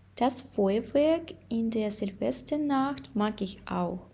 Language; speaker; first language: German; non-native, fluent; Ukrainian